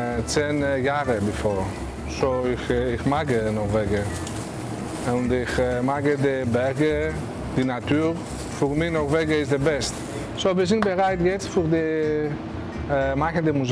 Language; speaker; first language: German; non-native, learner; Greek